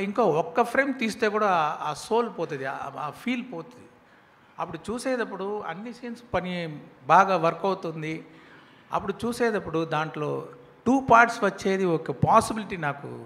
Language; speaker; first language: Telugu; non-native, local second language; Tamil